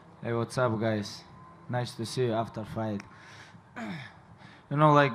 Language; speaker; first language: English; non-native, learner; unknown